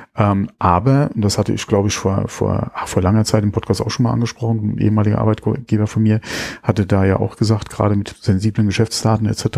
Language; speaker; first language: German; native; German